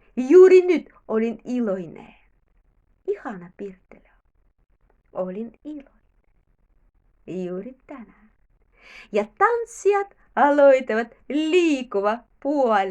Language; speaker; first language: Finnish; non-native, learner; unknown